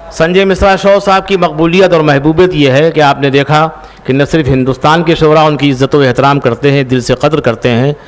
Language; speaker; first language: Urdu; native; Urdu